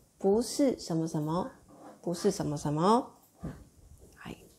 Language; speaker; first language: Chinese; non-native, fluent; Japanese